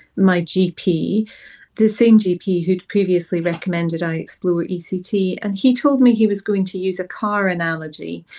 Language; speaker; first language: English; native; English